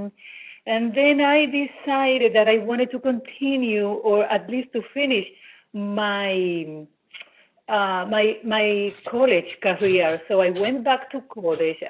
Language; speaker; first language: English; non-native, fluent; Spanish